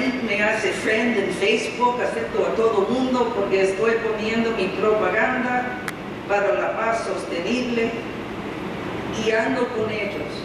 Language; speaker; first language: Spanish; non-native, fluent; English